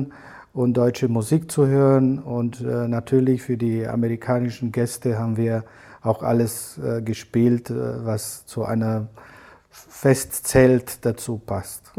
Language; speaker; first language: German; non-native, fluent; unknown